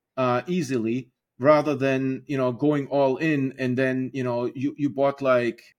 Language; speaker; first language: English; non-native, fluent; German